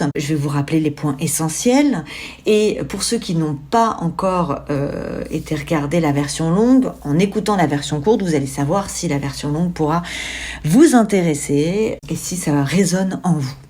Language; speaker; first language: French; native; French